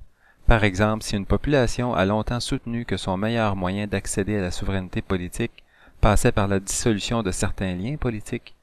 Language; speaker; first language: French; native; French